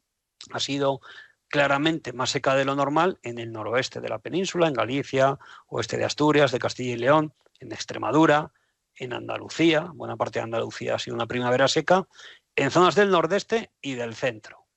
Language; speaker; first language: Spanish; native; Spanish